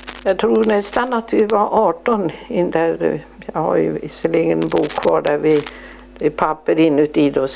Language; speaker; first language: Swedish; native; Swedish